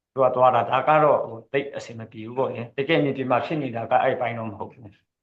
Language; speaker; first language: Burmese; non-native, local second language; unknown